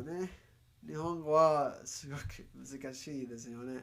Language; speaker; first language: Japanese; non-native, learner; Spanish